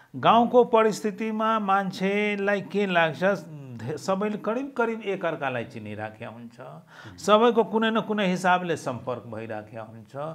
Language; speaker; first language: Nepali; non-native, local second language; Maithili